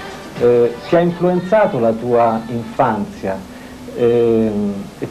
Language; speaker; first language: Italian; native; Italian